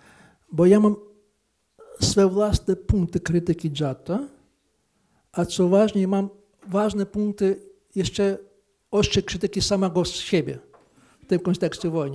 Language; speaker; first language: Polish; non-native, fluent; Ukrainian